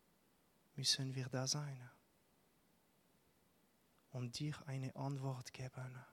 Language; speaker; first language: German; non-native, local second language; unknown